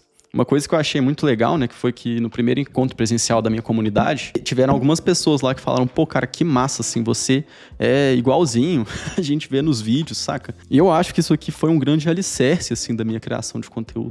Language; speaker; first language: Portuguese; native; Portuguese